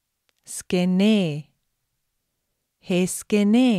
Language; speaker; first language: Greek; non-native, fluent; English